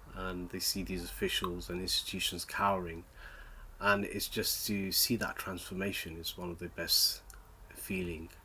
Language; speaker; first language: English; native; English